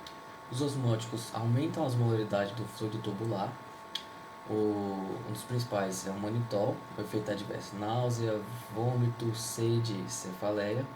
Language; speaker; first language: Portuguese; native; Portuguese